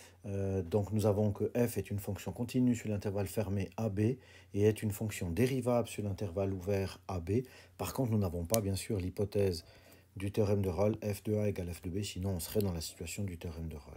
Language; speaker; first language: French; native; French